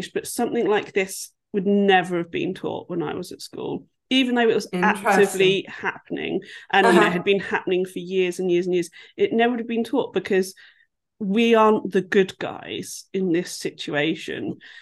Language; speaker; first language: English; native; English